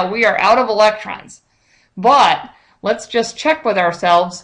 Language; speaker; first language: English; native; English